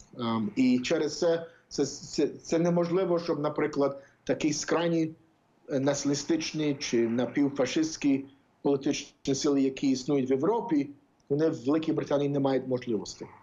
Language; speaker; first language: Ukrainian; early bilingual, heritage; English